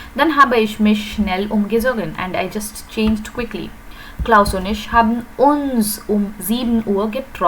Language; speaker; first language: German; non-native, fluent; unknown